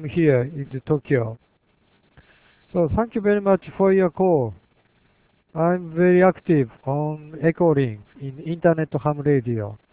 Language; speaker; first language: English; non-native, learner; Japanese